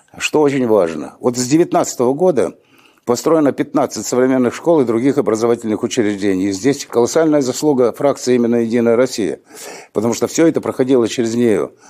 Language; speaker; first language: Russian; native; Russian